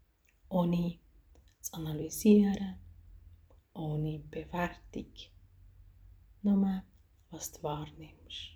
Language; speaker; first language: German; native; German